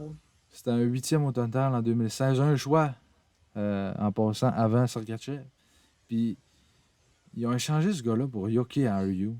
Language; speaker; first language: French; native; French